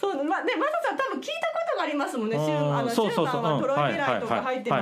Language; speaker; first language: Japanese; native; Japanese